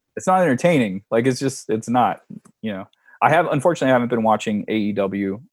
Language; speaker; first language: English; native; English